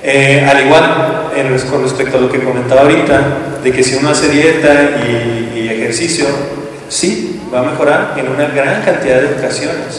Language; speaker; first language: Spanish; native; Spanish